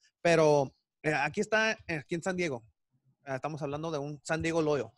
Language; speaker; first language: Spanish; native; Spanish